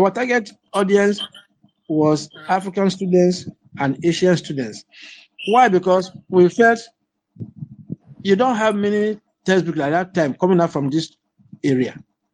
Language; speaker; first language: English; non-native, local second language; Igbo